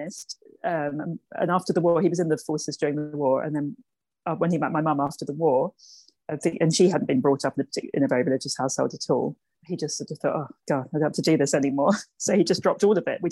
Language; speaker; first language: English; native; English